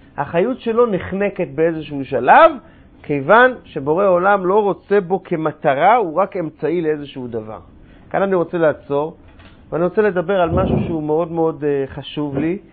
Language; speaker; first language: Hebrew; non-native, fluent; English